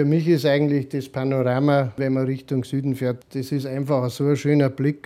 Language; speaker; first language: German; native; German